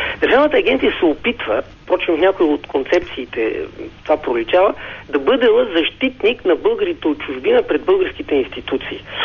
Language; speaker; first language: Bulgarian; native; Bulgarian